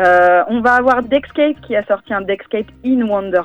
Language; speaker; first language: French; native; French